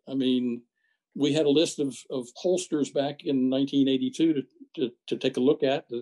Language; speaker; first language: English; native; English